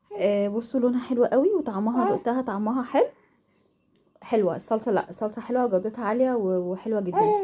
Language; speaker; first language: Arabic; native; Arabic